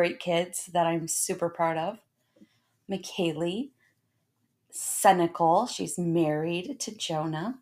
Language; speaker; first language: English; native; English